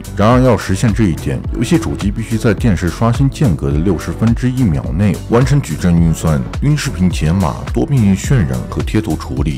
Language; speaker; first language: Chinese; native; Chinese